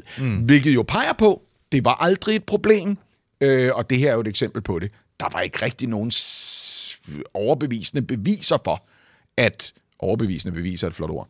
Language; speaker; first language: Danish; native; Danish